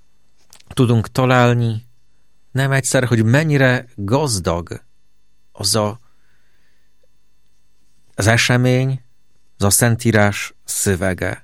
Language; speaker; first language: Hungarian; non-native, fluent; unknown